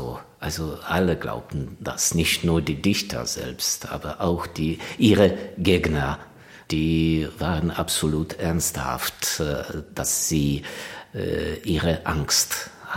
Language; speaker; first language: German; non-native, fluent; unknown